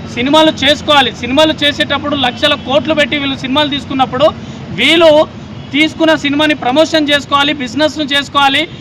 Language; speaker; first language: Telugu; non-native, local second language; Lambadi